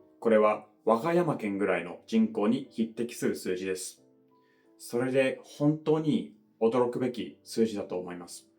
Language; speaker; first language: Japanese; non-native, fluent; English